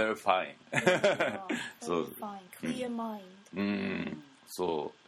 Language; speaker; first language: English; non-native, learner; Japanese